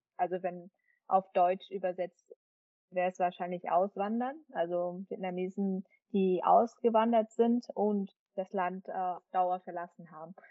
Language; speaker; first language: German; early bilingual, other home language; Vietnamese